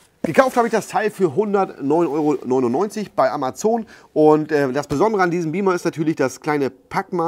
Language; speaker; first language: German; native; German